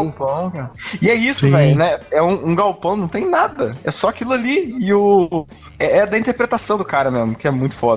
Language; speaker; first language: Portuguese; native; Portuguese